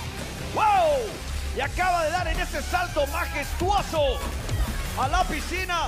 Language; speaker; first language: Spanish; native; Spanish